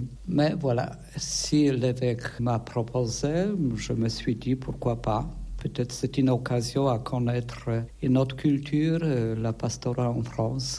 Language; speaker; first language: French; non-native, fluent; Polish